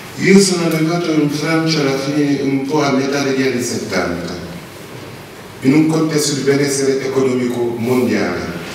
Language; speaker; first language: Italian; non-native, fluent; Wolof